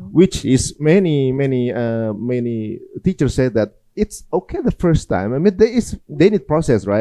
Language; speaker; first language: English; non-native, fluent; Indonesian